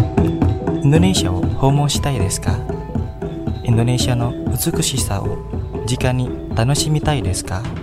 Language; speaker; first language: Japanese; non-native, fluent; Indonesian